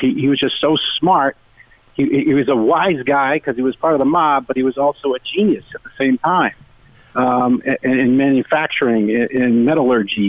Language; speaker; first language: English; native; English